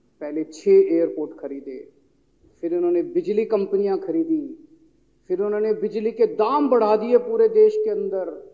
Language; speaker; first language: Hindi; native; Hindi